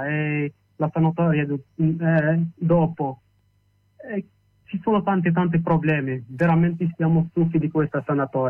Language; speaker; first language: Italian; non-native, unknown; Arabic